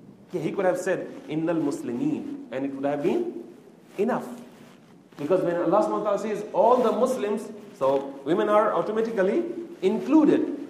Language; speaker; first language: English; non-native, local second language; Urdu